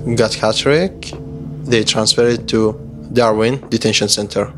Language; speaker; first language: English; non-native, learner; Persian